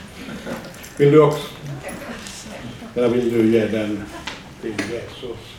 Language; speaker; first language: Swedish; non-native, fluent; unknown